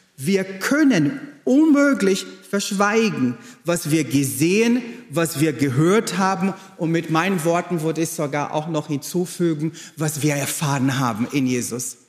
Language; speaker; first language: German; non-native, fluent; Portuguese